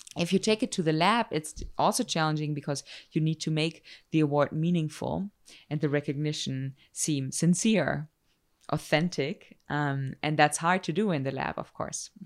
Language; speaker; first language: English; non-native, fluent; German